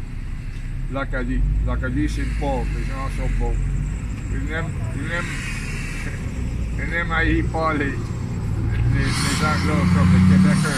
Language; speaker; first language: French; non-native, learner; English